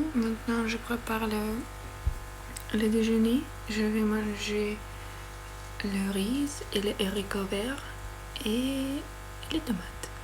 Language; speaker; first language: French; non-native, learner; Russian